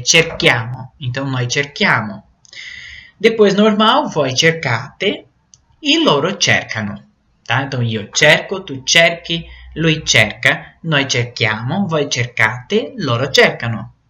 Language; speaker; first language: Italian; non-native, fluent; Portuguese